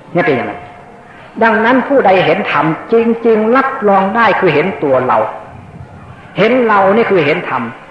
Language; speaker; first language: Thai; native; Thai